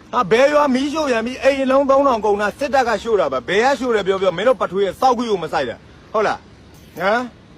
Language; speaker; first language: Burmese; native; Burmese